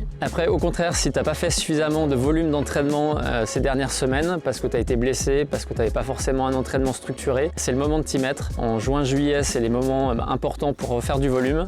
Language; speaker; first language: French; native; French